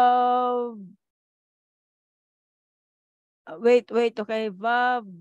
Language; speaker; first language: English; non-native, local second language; Filipino